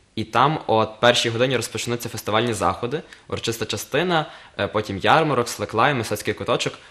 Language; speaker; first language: Ukrainian; native; Ukrainian